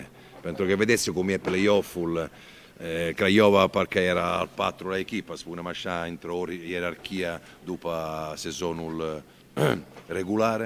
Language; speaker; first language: Romanian; non-native, learner; Italian